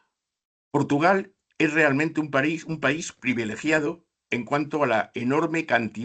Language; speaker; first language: Spanish; native; Spanish